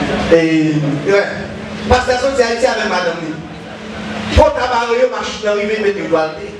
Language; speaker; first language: French; non-native, learner; Haitian Creole